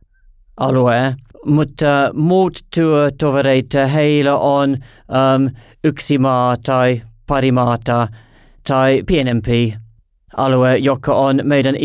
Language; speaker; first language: Finnish; non-native, learner; English